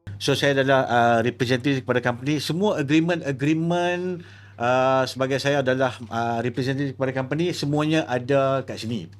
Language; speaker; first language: Malay; native; Malay